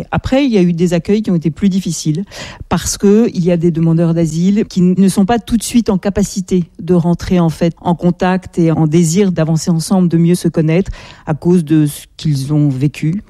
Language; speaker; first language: French; native; French